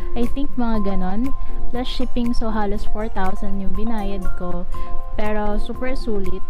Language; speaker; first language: Filipino; native; Filipino